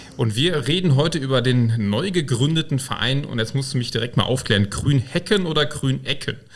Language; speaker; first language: German; native; German